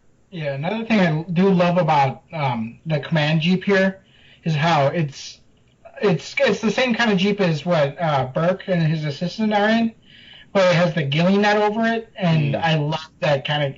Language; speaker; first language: English; native; English